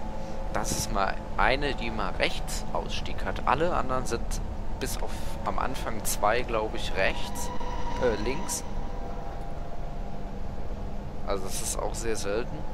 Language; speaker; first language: German; native; German